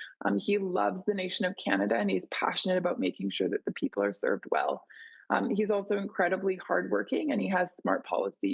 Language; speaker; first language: English; native; English